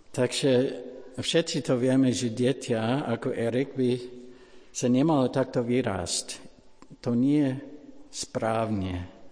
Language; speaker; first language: Slovak; non-native, fluent; English